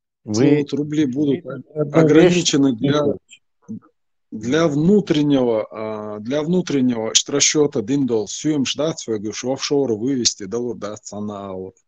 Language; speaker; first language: Russian; non-native, local second language; Chechen